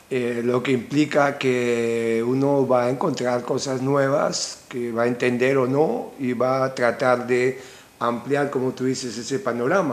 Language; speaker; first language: Spanish; native; Spanish